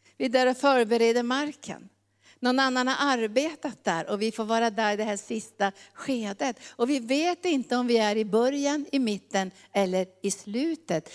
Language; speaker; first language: Swedish; native; Swedish